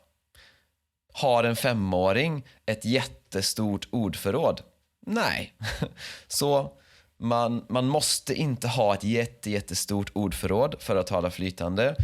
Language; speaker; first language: Swedish; native; Swedish